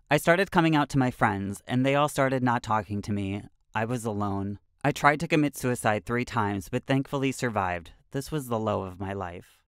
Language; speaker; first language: English; native; English